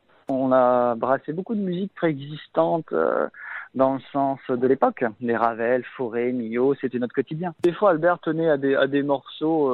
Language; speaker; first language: French; native; French